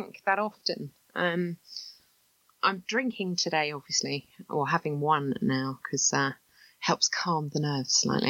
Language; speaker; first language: English; native; English